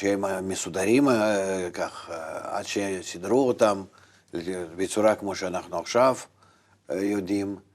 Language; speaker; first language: Hebrew; non-native, fluent; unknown